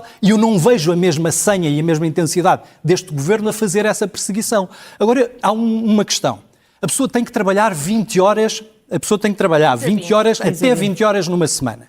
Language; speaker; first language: Portuguese; native; Portuguese